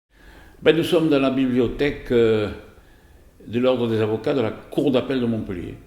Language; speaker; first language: French; native; French